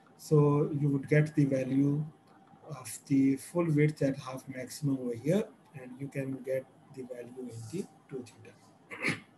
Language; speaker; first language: English; non-native, local second language; Urdu